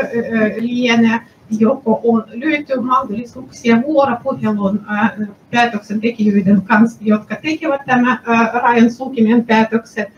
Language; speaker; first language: Finnish; non-native, fluent; Russian